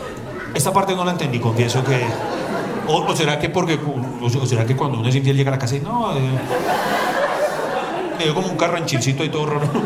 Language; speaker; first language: Spanish; native; Spanish